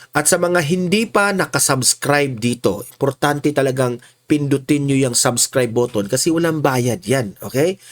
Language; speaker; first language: Filipino; non-native, local second language; Cebuano